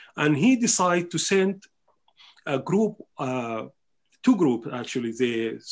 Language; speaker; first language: English; non-native, fluent; Arabic